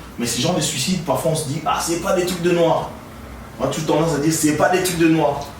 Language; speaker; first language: French; non-native, local second language; Lingala